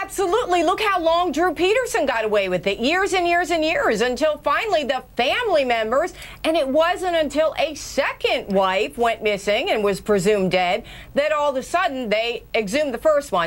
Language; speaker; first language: English; native; English